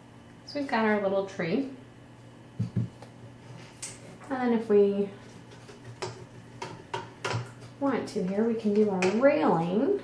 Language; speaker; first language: English; native; English